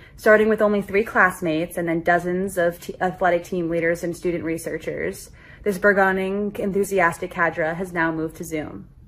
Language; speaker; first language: English; native; English